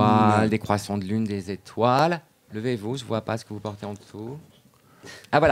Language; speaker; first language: French; native; French